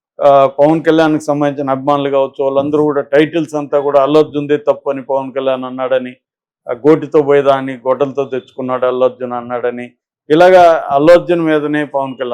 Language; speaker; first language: Telugu; native; Telugu